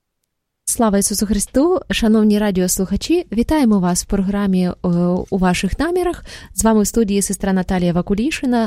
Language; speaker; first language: Ukrainian; native; Ukrainian